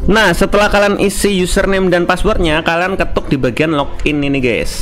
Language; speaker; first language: Indonesian; native; Indonesian